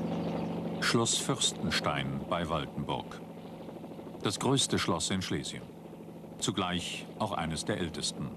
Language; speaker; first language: German; native; German